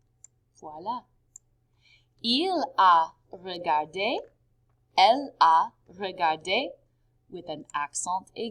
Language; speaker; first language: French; non-native, fluent; English